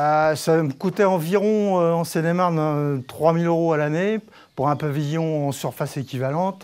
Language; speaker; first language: French; native; French